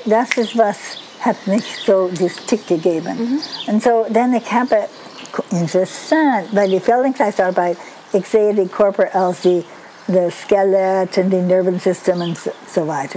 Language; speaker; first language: German; non-native, fluent; English